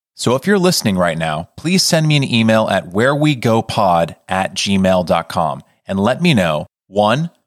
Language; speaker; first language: English; native; English